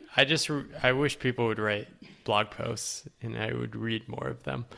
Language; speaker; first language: English; native; English